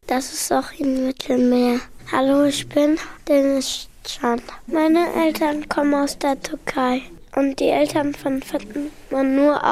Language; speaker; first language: German; early bilingual, other home language; Turkish